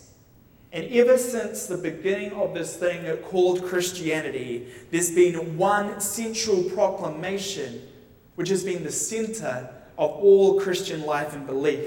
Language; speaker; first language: English; native; English